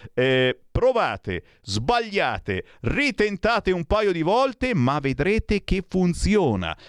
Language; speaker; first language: Italian; native; Italian